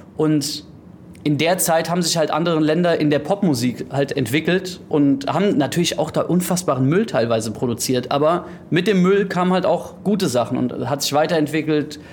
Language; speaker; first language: German; early bilingual, heritage; German